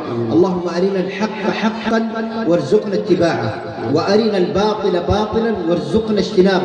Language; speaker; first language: Arabic; native; Arabic